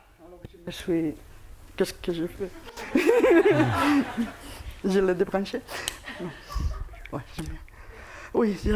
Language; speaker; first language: French; non-native, fluent; Spanish